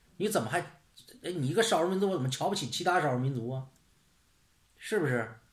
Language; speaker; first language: Chinese; native; Chinese